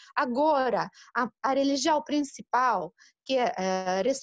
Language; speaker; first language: Portuguese; non-native, fluent; Russian